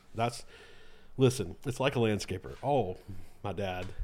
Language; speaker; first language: English; native; English